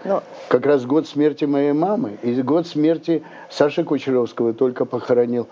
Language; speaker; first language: Russian; native; Russian